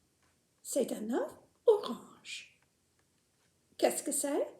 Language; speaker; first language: French; non-native, fluent; English